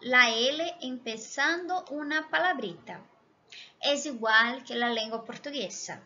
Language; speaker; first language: Spanish; non-native, fluent; Portuguese